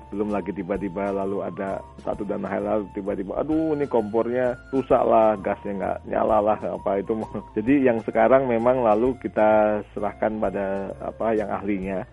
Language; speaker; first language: Indonesian; native; Indonesian